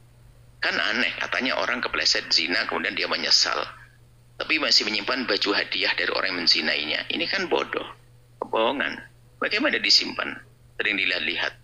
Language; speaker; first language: Indonesian; native; Indonesian